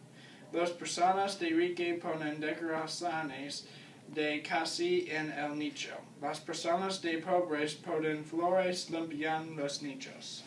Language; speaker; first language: Spanish; non-native, learner; English